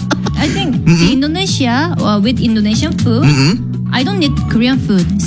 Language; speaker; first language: English; non-native, learner; Korean